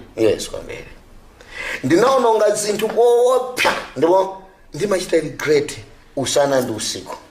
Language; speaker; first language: Nyanja; native; Nyanja